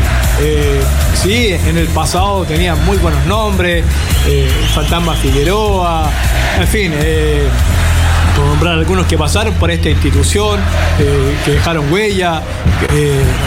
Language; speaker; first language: Spanish; native; Spanish